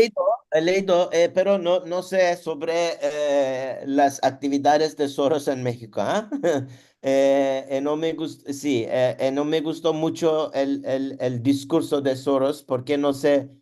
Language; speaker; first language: Spanish; non-native, learner; Turkish